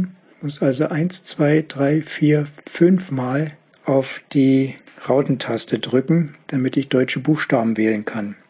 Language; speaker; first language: German; native; German